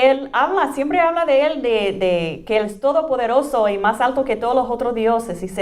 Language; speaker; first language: Spanish; non-native, fluent; English